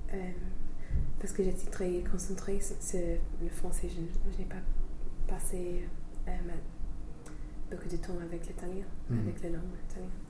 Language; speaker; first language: French; non-native, fluent; English